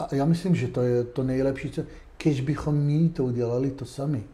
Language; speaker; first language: Czech; non-native, fluent; Hebrew